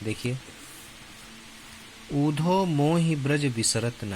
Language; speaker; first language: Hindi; native; Hindi